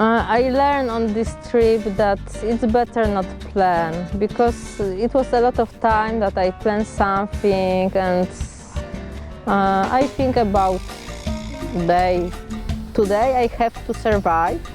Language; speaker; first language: English; non-native, fluent; Polish